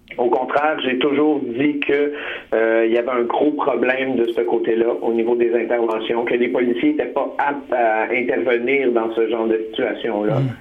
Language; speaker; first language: French; native; French